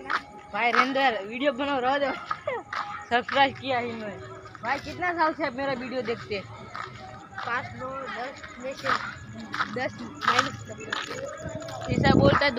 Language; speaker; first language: Hindi; non-native, local second language; Gujarati